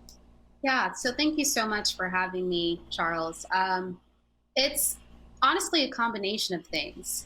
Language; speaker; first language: English; native; English